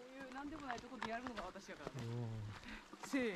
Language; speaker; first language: Japanese; native; Japanese